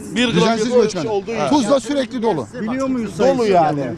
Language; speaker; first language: Turkish; non-native, fluent; Arabic